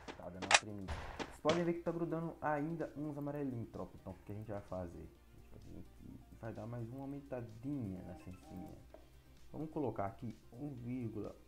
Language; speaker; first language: Portuguese; native; Portuguese